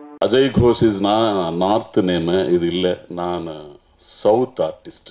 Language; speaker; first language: Tamil; non-native, learner; Telugu